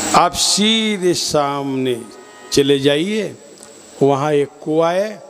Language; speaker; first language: Hindi; non-native, local second language; Marathi